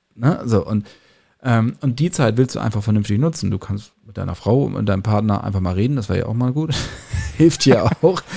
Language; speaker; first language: German; native; German